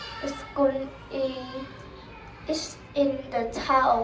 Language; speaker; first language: English; non-native, learner; Vietnamese